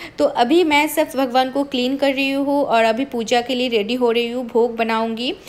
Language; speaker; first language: Hindi; non-native, local second language; Bangla